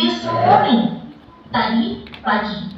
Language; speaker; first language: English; non-native, fluent; Indonesian